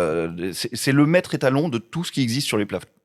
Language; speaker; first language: French; native; French